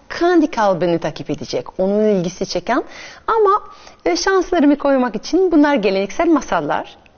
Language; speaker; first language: Turkish; non-native, fluent; French